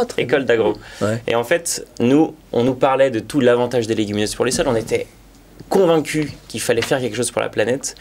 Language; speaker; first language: French; native; French